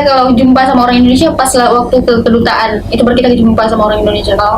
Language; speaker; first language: Indonesian; native; Indonesian